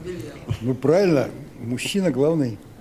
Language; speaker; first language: Russian; native; Russian